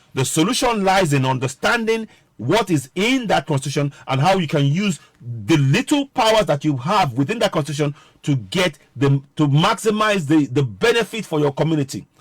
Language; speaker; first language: English; non-native, local second language; Yoruba